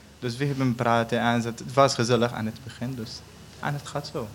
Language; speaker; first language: Dutch; non-native, learner; Arabic